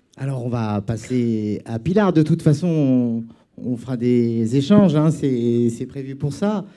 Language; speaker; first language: French; native; French